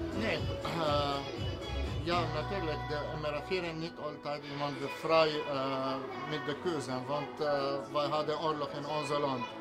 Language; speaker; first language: Dutch; non-native, learner; Arabic